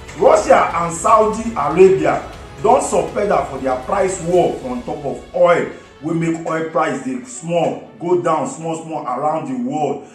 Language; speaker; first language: Nigerian Pidgin; non-native, local second language; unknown